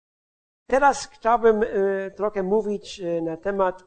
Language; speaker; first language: Polish; non-native, fluent; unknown